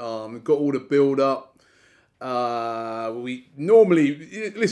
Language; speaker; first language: English; native; English